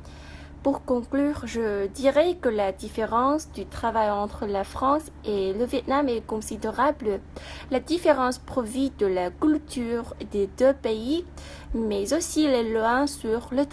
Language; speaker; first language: French; non-native, fluent; Vietnamese